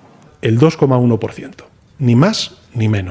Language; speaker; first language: Spanish; native; Spanish